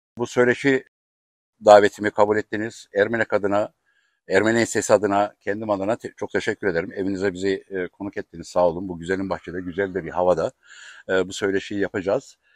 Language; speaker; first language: Turkish; native; Turkish